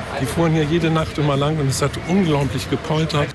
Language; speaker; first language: German; native; German